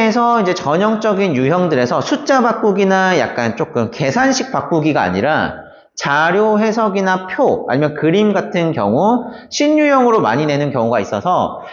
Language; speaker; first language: Korean; native; Korean